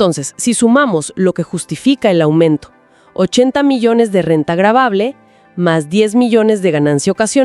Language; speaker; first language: Spanish; native; Spanish